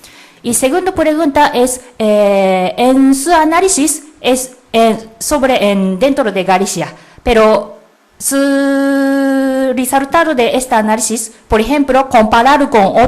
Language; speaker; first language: Spanish; non-native, learner; Japanese